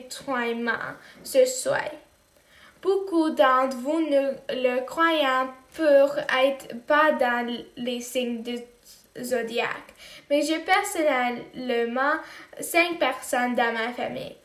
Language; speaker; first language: French; non-native, learner; English